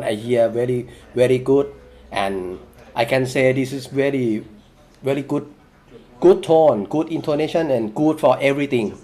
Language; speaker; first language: English; non-native, learner; Thai